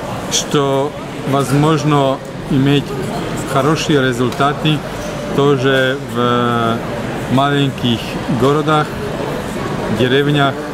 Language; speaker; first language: Russian; non-native, learner; Slovak